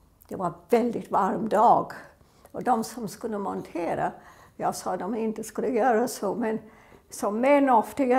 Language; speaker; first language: Swedish; non-native, fluent; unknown